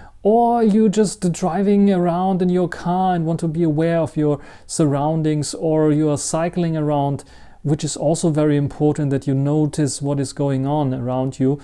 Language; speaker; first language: English; non-native, fluent; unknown